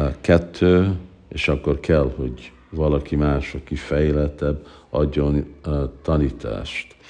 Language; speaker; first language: Hungarian; early bilingual, heritage; Hungarian